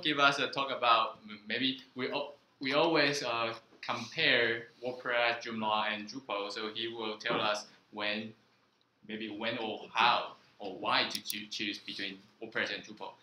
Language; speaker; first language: English; non-native, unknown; Chinese